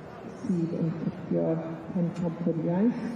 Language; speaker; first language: Welsh; non-native, learner; English